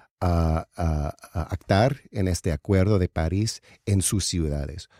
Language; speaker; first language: Spanish; non-native, learner; English